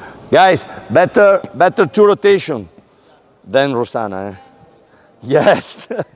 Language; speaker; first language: English; non-native, learner; Italian